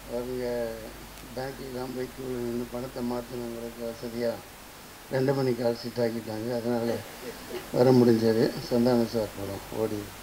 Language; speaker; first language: Tamil; native; Tamil